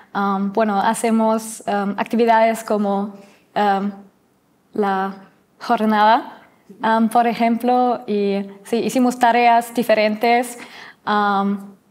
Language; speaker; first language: Spanish; non-native, learner; German